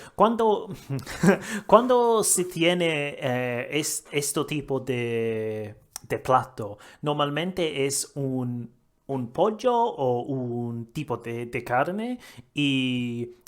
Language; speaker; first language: Spanish; non-native, learner; English